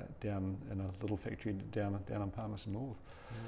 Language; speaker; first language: English; native; English